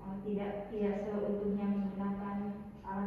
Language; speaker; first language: Indonesian; native; Indonesian